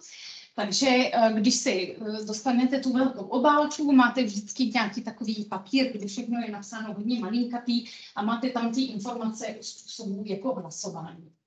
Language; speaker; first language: Czech; non-native, fluent; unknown